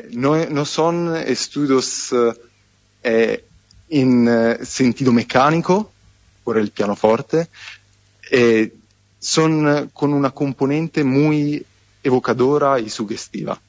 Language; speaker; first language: Spanish; non-native, fluent; Italian